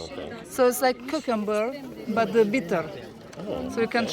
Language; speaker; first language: English; non-native, learner; Romanian